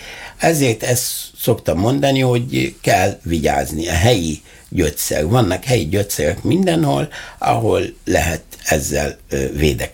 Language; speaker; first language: Hungarian; non-native, fluent; Arabic